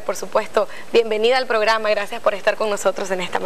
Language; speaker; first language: Spanish; native; Spanish